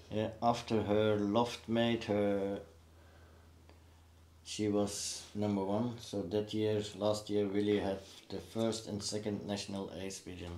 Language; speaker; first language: English; non-native, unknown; Dutch